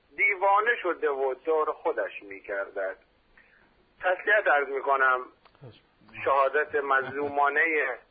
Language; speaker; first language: Persian; native; Persian